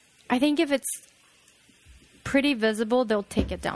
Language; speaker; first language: English; non-native, fluent; Japanese